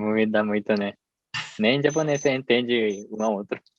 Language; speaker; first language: Portuguese; non-native, fluent; Japanese